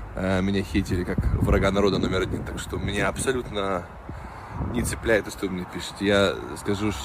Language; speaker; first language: Ukrainian; native; Ukrainian